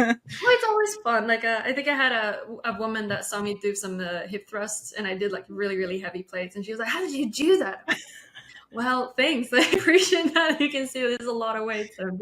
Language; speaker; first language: English; non-native, fluent; Swedish